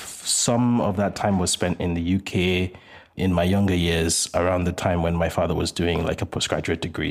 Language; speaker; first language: English; non-native, local second language; Yoruba